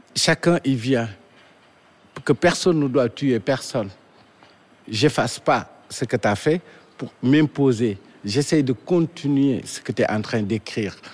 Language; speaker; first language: French; non-native, local second language; Wolof